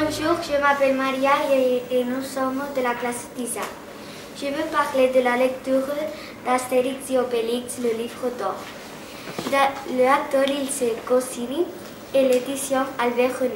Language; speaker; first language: French; non-native, learner; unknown